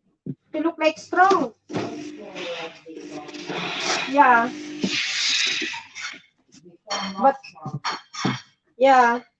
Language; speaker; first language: English; non-native, learner; Filipino